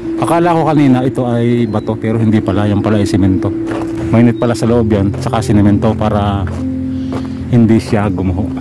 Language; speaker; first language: Filipino; native; Filipino